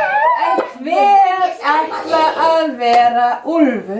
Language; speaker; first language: Icelandic; non-native, fluent; Danish